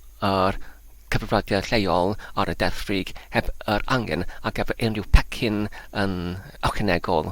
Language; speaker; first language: Welsh; non-native, learner; English